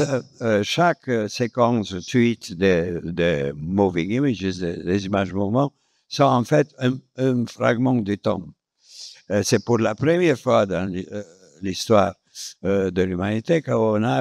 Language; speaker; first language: French; non-native, fluent; Romanian